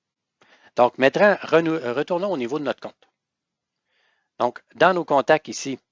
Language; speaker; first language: French; native; French